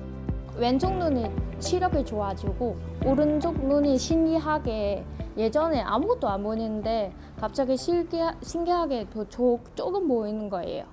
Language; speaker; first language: Korean; non-native, fluent; Vietnamese